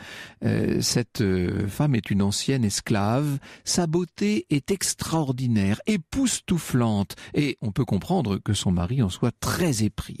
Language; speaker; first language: French; native; French